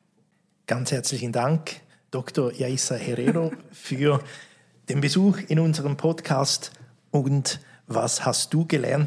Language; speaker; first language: German; native; German